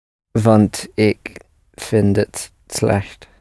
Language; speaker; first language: Dutch; non-native, learner; English